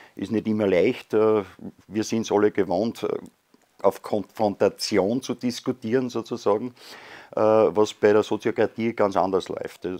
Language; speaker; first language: German; native; German